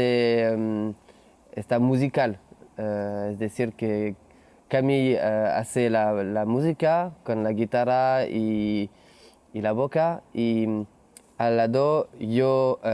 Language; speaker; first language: Spanish; non-native, learner; French